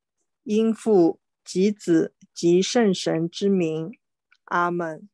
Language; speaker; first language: Chinese; native; Chinese